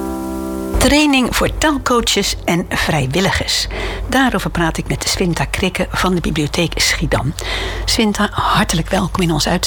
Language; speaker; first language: Dutch; native; Dutch